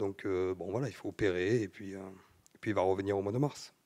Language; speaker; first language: French; native; French